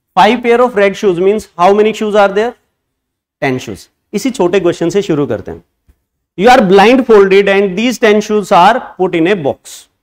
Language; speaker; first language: Hindi; native; Hindi